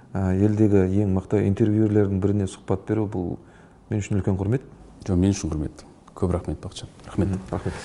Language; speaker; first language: Kazakh; native; Kazakh